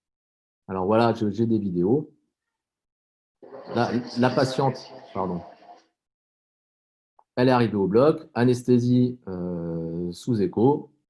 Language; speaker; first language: French; native; French